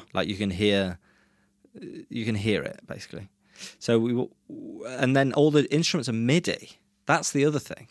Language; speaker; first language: English; native; English